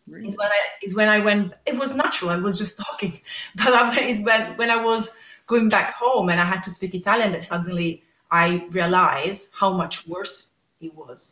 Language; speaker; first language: English; non-native, fluent; Italian